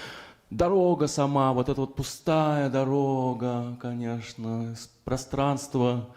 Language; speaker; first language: Russian; native; Russian